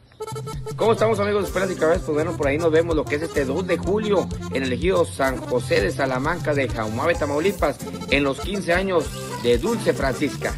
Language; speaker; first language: Spanish; native; Spanish